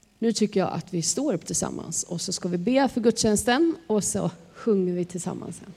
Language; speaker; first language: Swedish; native; Swedish